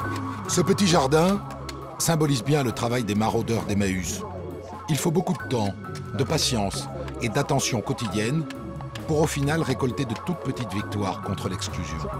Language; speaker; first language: French; native; French